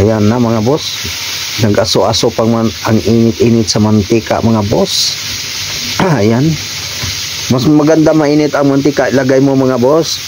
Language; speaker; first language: Filipino; non-native, local second language; Cebuano